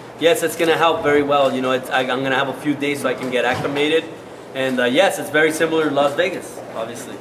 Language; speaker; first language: English; early bilingual, other home language; Spanish